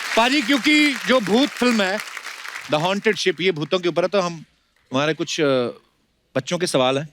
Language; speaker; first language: Hindi; non-native, local second language; Punjabi